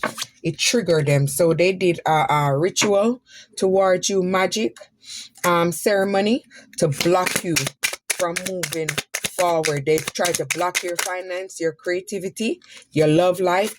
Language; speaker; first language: English; native; English